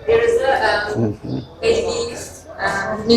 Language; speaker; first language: English; non-native, learner; Turkish